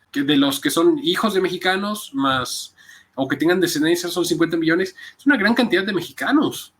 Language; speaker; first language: Spanish; native; Spanish